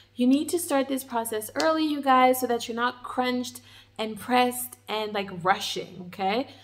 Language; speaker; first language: English; native; English